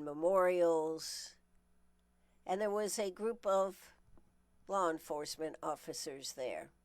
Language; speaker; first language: English; native; English